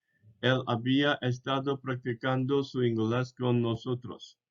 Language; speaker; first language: Spanish; non-native, fluent; English